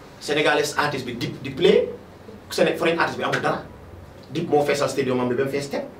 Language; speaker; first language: Wolof; native; Wolof